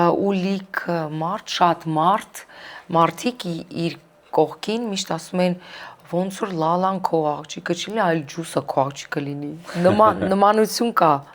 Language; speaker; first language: Armenian; early bilingual, heritage; Armenian